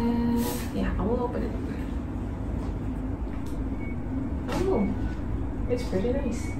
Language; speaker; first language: English; non-native, fluent; Indonesian